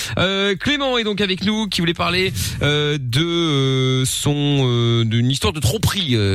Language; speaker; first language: French; early bilingual, other home language; Portuguese